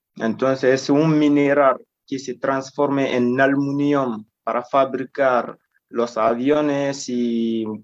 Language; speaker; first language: Spanish; non-native, fluent; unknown